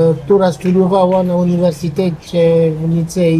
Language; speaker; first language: Polish; non-native, learner; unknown